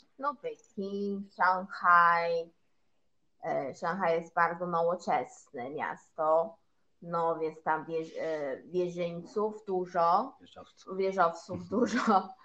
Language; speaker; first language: Polish; non-native, learner; Chinese